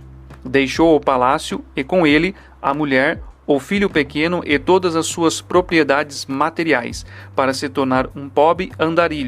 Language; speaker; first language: Portuguese; native; Portuguese